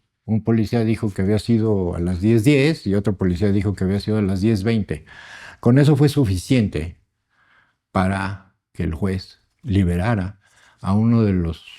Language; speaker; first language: Spanish; native; Spanish